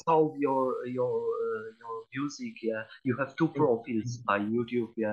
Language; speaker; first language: English; non-native, learner; Polish